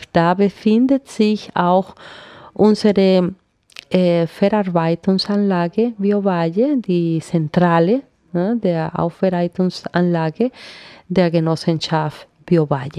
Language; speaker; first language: German; non-native, fluent; Spanish